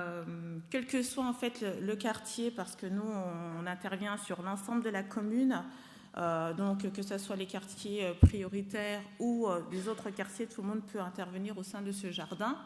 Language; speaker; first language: French; native; French